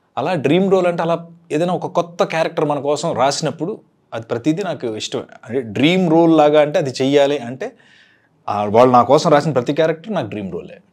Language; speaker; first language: Telugu; native; Telugu